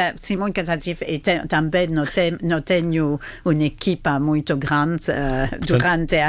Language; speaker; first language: Portuguese; non-native, fluent; French